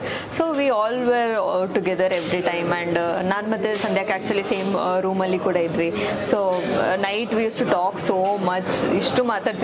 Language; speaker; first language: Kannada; non-native, local second language; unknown